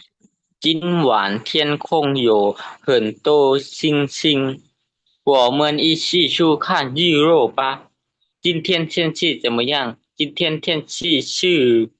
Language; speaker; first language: Chinese; non-native, learner; Lao